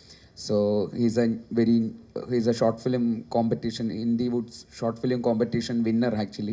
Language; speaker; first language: Tamil; non-native, learner; Malayalam